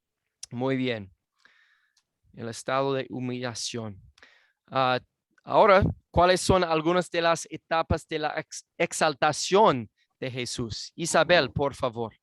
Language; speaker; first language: Spanish; non-native, fluent; English